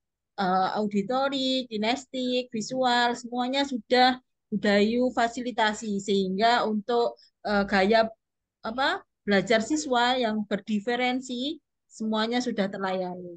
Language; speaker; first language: Indonesian; native; Indonesian